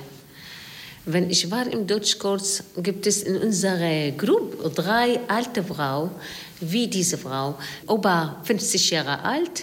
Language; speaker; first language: German; non-native, learner; Arabic